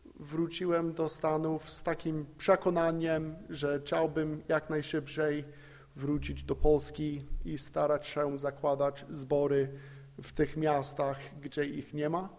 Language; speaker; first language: Polish; non-native, fluent; English